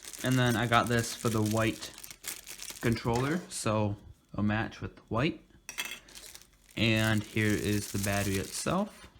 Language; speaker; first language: English; native; English